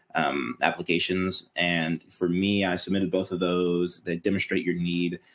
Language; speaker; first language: English; native; English